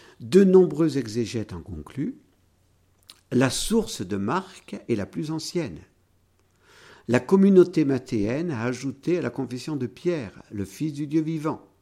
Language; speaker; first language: French; native; French